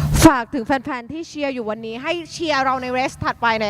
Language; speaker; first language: Thai; native; Thai